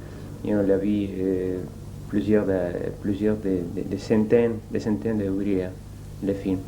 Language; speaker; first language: French; non-native, learner; Spanish